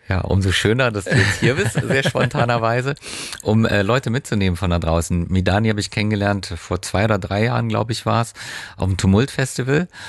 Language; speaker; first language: German; native; German